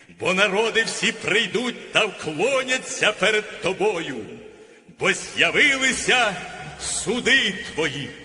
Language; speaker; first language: Ukrainian; native; Ukrainian